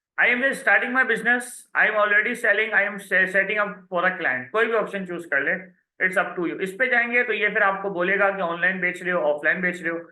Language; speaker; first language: Urdu; native; Urdu